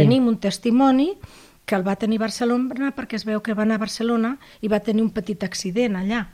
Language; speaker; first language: Catalan; native; Catalan